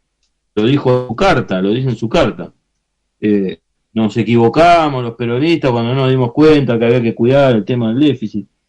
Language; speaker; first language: Spanish; native; Spanish